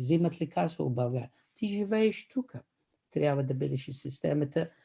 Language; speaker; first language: Bulgarian; non-native, fluent; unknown